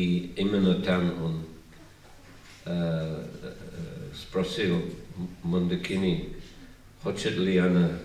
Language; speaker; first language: Russian; non-native, learner; English